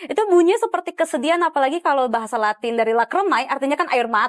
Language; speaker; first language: Indonesian; native; Indonesian